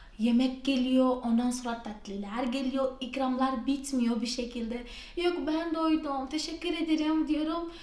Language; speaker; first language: Turkish; non-native, fluent; Portuguese